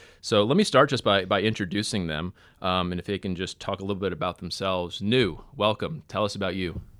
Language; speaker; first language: English; native; English